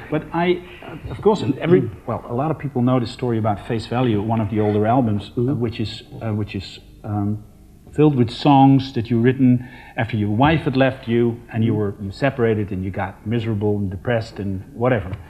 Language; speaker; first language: English; non-native, fluent; Dutch